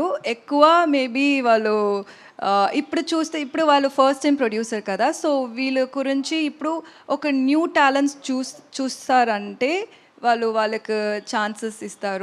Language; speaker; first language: Telugu; non-native, learner; Tamil